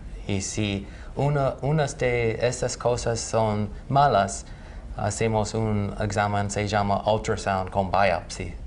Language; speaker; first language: Spanish; non-native, learner; English